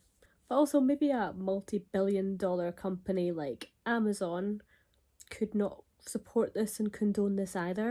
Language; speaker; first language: English; native; English